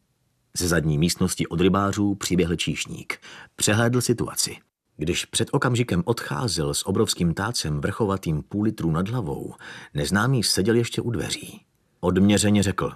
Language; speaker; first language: Czech; native; Czech